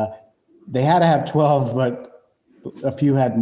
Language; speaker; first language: English; native; English